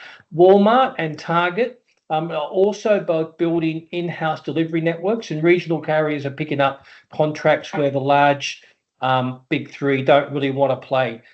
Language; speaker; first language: English; native; English